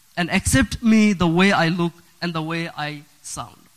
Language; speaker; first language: English; non-native, fluent; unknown